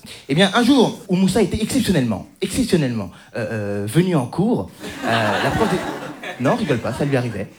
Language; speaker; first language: French; native; French